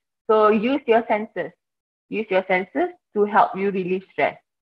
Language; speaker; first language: English; non-native, local second language; Malay